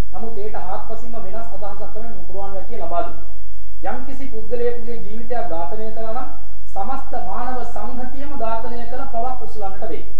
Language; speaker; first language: Sinhala; non-native, local second language; Tamil